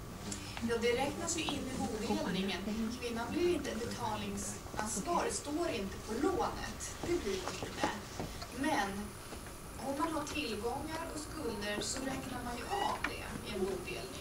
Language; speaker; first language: Swedish; native; Swedish